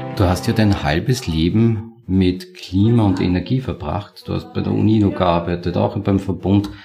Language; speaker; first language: German; native; German